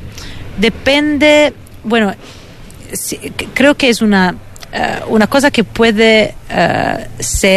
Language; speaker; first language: Spanish; non-native, fluent; Italian